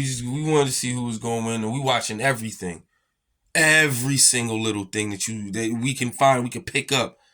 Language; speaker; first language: English; native; English